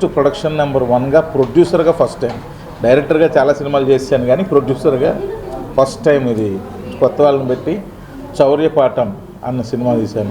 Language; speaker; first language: Telugu; native; Telugu